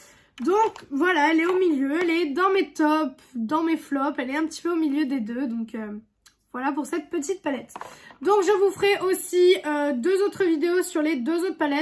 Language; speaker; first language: French; native; French